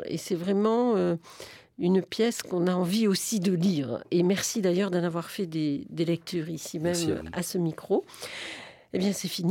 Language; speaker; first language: French; native; French